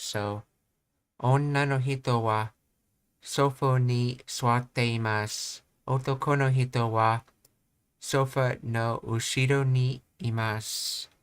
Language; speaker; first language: Japanese; non-native, learner; English